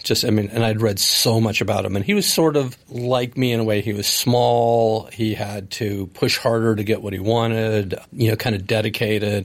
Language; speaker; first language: English; native; English